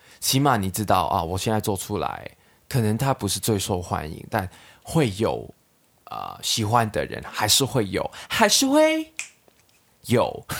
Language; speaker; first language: Chinese; non-native, local second language; Cantonese